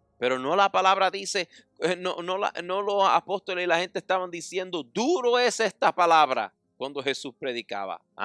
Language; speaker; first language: Spanish; early bilingual, heritage; Spanish